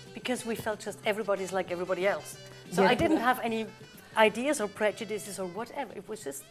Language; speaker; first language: English; non-native, fluent; German